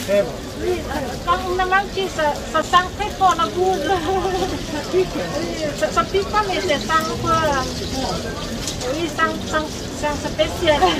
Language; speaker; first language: French; non-native, learner; Thai